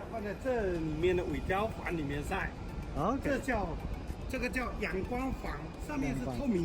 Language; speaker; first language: Chinese; native; Chinese